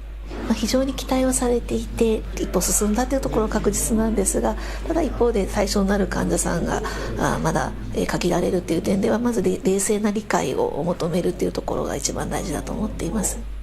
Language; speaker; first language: Japanese; native; Japanese